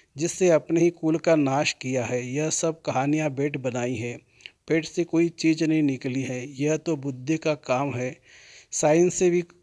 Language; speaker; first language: Hindi; native; Hindi